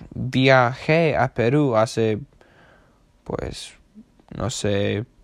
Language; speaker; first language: Spanish; non-native, learner; English